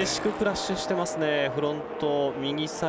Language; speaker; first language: Japanese; native; Japanese